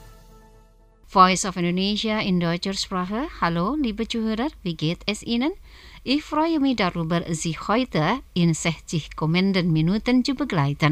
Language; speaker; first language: German; non-native, fluent; Indonesian